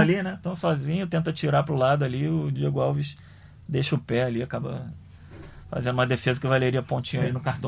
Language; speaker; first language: Portuguese; native; Portuguese